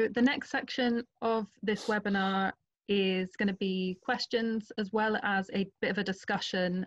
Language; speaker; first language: English; non-native, fluent; Portuguese